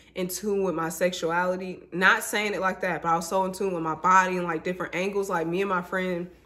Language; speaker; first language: English; native; English